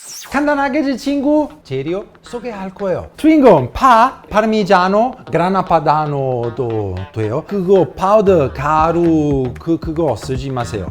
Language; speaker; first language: Korean; non-native, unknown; Italian